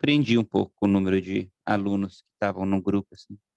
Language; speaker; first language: Portuguese; non-native, fluent; German